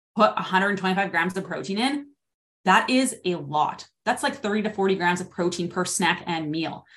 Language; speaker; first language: English; native; English